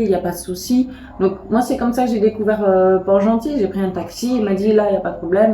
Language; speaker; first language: French; native; French